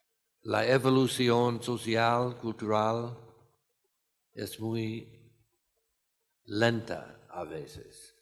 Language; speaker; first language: Spanish; non-native, fluent; English